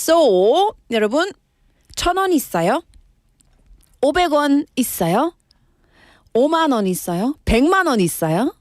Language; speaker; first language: Korean; non-native, learner; English